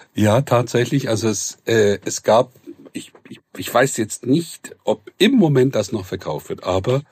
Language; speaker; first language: German; non-native, fluent; Turkish